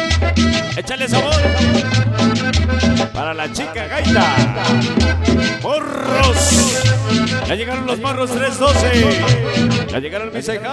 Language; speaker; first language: Spanish; native; Spanish